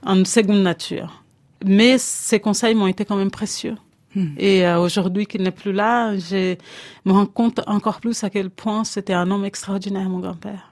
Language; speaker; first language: French; non-native, fluent; Portuguese